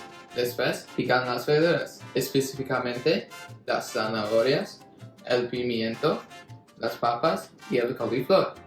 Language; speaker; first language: Spanish; non-native, learner; English